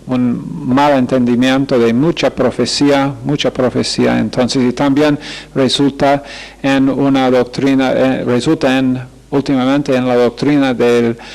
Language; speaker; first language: Spanish; non-native, fluent; English